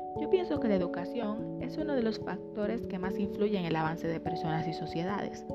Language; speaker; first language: Spanish; native; Spanish